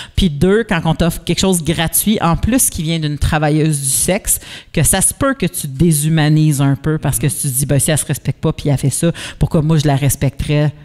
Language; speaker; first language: French; native; French